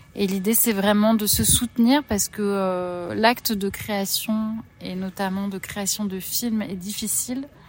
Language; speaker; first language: French; native; French